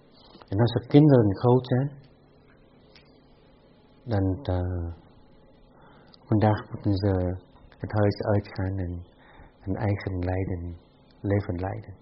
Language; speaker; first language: Dutch; non-native, fluent; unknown